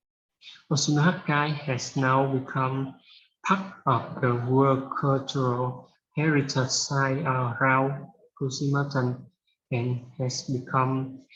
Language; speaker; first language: English; non-native, learner; Vietnamese